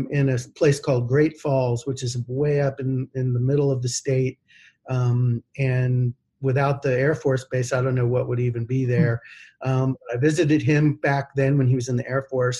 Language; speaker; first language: English; native; English